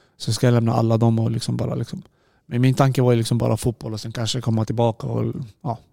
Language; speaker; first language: Swedish; non-native, fluent; Serbian